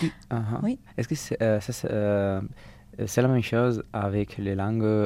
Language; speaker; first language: French; non-native, fluent; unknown